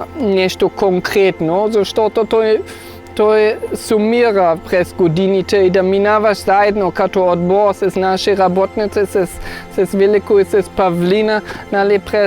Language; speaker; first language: Bulgarian; non-native, fluent; German